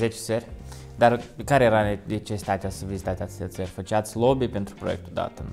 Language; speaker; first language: Romanian; native; Romanian